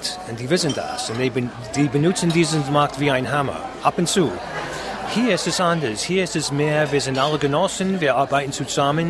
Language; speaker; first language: German; non-native, fluent; English